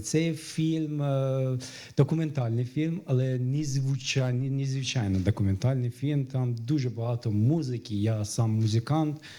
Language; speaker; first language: Ukrainian; non-native, fluent; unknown